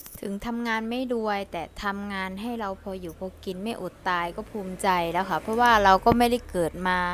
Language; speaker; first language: Thai; early bilingual, other home language; Lao